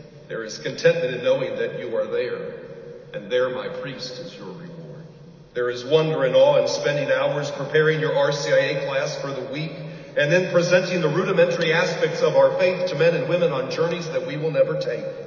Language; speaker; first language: English; native; English